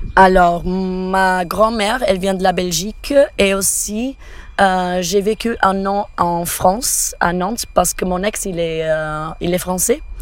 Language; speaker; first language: French; non-native, fluent; Portuguese